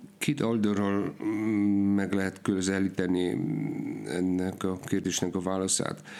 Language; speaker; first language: Hungarian; non-native, fluent; Polish